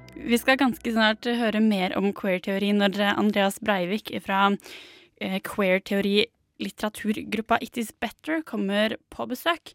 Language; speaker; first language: Norwegian; native; Norwegian